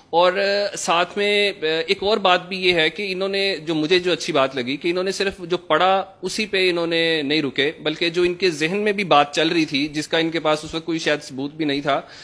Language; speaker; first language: Urdu; non-native, local second language; Punjabi